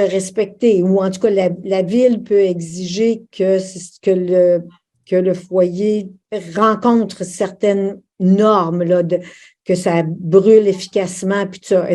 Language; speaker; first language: French; native; French